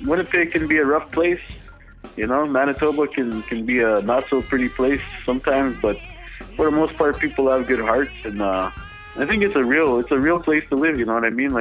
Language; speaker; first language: English; native; English